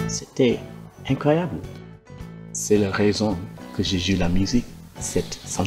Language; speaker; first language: French; non-native, learner; English